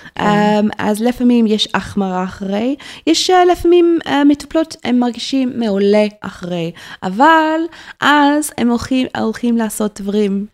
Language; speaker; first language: Hebrew; non-native, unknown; English